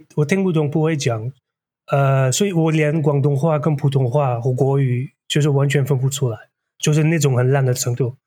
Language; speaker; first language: Chinese; non-native, fluent; Dutch